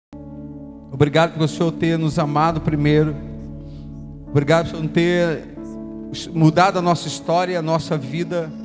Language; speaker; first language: Portuguese; native; Portuguese